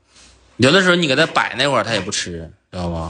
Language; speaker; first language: Chinese; native; Chinese